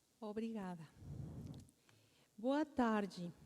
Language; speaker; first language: Portuguese; non-native, learner; Spanish